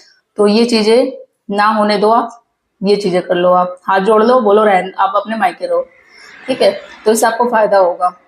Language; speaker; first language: Hindi; native; Hindi